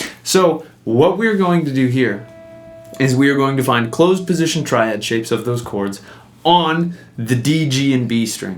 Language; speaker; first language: English; native; English